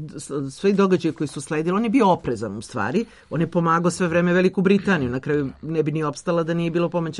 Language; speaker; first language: Serbian; native; Serbian